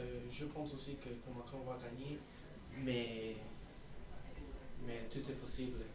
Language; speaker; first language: French; non-native, learner; English